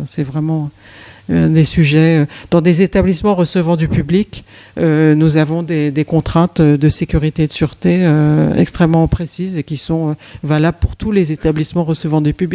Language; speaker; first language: French; native; French